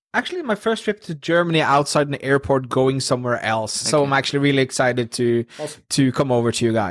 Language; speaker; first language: English; non-native, fluent; Norwegian